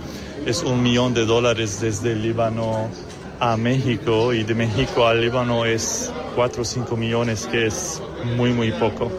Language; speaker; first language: Spanish; non-native, learner; Arabic